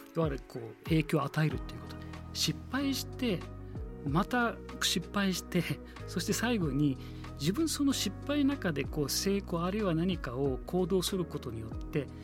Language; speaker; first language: Japanese; non-native, fluent; Arabic